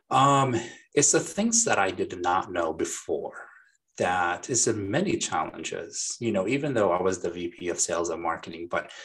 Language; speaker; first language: English; non-native, fluent; Arabic